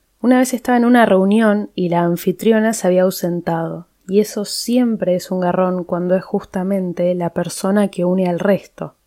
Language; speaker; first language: Spanish; native; Spanish